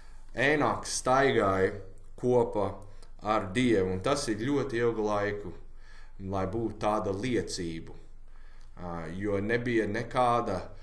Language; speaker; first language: Latvian; non-native, learner; English